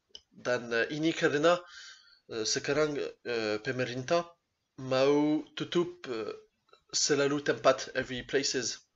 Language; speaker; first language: Indonesian; non-native, learner; French